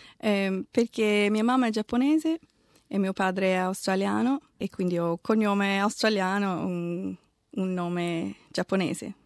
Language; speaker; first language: Italian; non-native, fluent; English